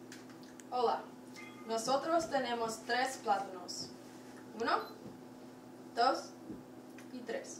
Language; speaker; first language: Spanish; non-native, learner; English